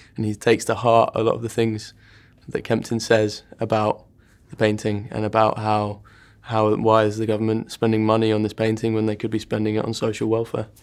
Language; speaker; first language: English; native; English